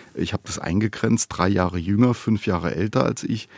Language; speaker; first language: German; native; German